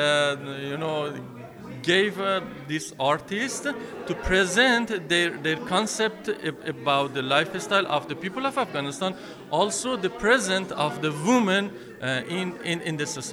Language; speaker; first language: English; non-native, fluent; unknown